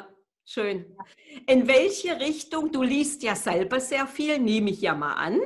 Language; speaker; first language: German; native; German